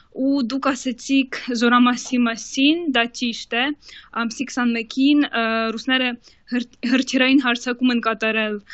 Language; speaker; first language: Armenian; early bilingual, heritage; Armenian